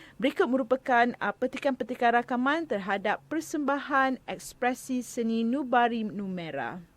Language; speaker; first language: Malay; native; Malay